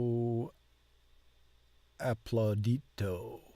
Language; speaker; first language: Italian; non-native, learner; English